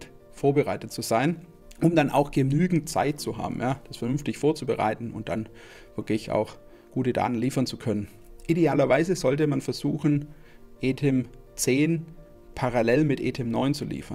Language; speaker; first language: German; native; German